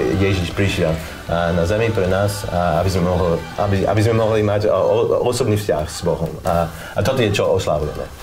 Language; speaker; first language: Slovak; non-native, learner; English